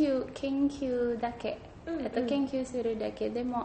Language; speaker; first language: Japanese; non-native, learner; Indonesian